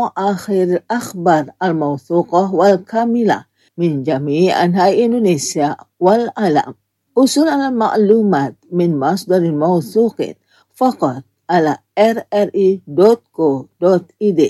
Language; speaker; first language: Arabic; non-native, fluent; Indonesian